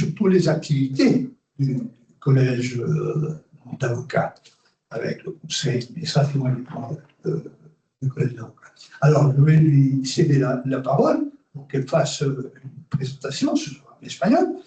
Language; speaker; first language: French; non-native, fluent; Spanish